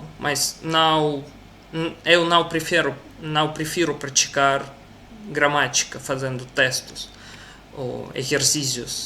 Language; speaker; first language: Portuguese; non-native, learner; Russian